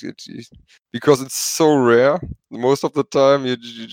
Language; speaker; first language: English; non-native, fluent; German